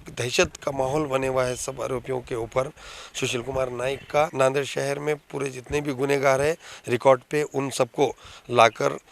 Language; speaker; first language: Hindi; non-native, local second language; Urdu